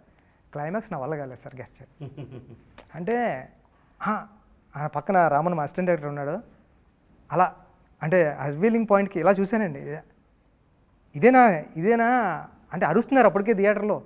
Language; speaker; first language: Telugu; native; Telugu